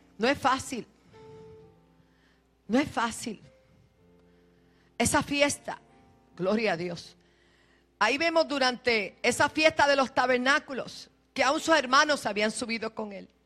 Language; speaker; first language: Spanish; native; Spanish